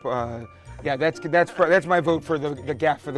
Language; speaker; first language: English; native; English